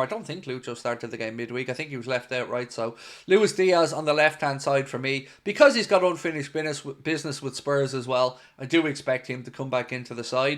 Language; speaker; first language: English; native; English